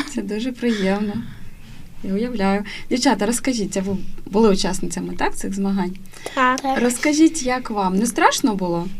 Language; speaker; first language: Ukrainian; native; Ukrainian